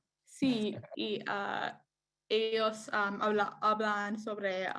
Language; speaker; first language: Spanish; non-native, learner; English